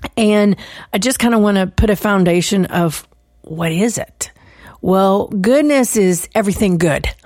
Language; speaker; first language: English; native; English